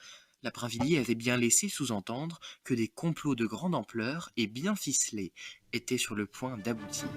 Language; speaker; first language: French; native; French